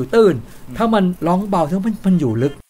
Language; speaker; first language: Thai; native; Thai